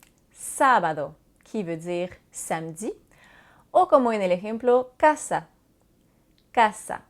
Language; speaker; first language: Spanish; non-native, fluent; French